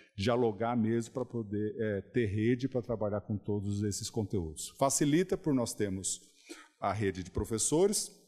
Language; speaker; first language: Portuguese; native; Portuguese